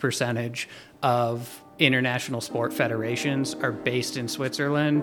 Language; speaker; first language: English; native; English